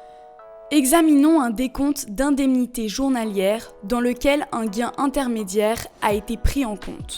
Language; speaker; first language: French; native; French